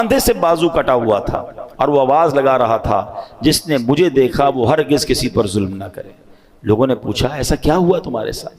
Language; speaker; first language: Urdu; native; Urdu